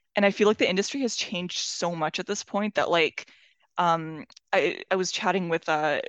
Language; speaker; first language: English; non-native, fluent; Persian